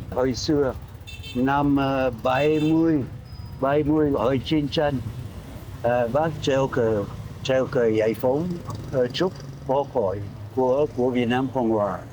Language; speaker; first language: Vietnamese; non-native, fluent; French